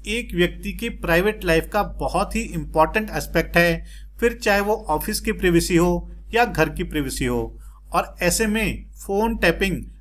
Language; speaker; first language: Hindi; native; Hindi